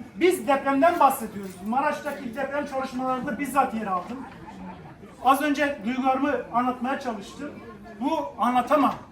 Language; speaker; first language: Turkish; non-native, local second language; Kurdish